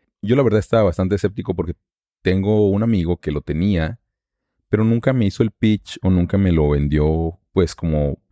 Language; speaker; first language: Spanish; native; Spanish